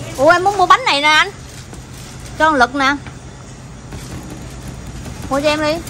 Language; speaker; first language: Vietnamese; native; Vietnamese